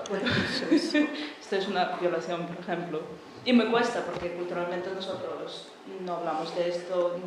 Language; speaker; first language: Spanish; non-native, fluent; Russian